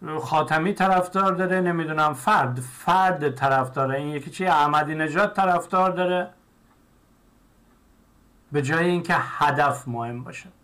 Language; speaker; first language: Persian; native; Persian